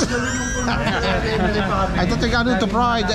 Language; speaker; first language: English; non-native, local second language; Filipino